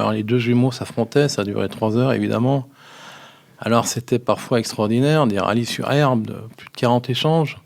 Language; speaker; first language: French; native; French